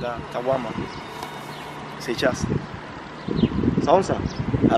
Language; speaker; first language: Russian; non-native, learner; Spanish